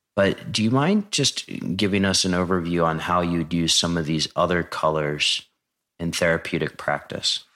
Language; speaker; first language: English; native; English